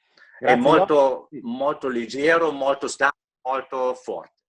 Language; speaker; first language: Italian; non-native, fluent; German